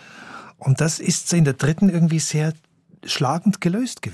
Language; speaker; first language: German; native; German